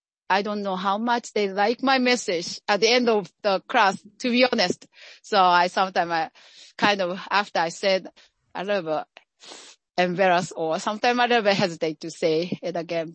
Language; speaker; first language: English; non-native, fluent; Japanese